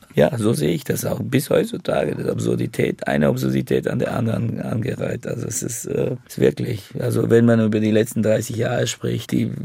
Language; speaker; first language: German; non-native, fluent; Bulgarian